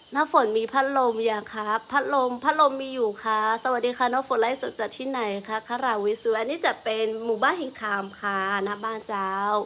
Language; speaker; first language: Thai; non-native, local second language; Lahu